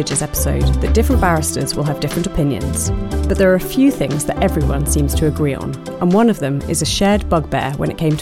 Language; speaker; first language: English; native; English